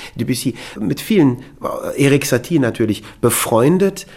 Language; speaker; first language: German; native; German